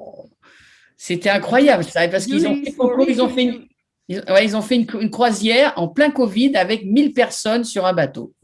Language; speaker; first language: French; native; French